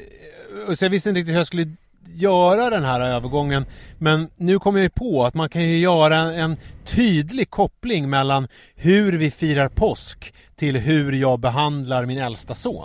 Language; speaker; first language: Swedish; native; Swedish